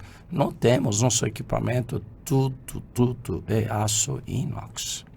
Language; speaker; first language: Portuguese; non-native, fluent; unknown